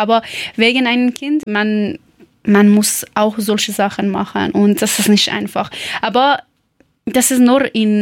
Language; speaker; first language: German; non-native, learner; Persian